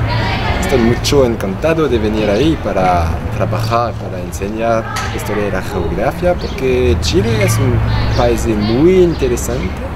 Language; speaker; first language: Spanish; non-native, learner; French